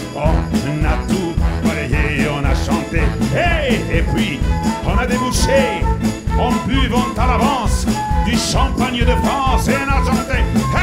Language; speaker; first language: German; non-native, fluent; Spanish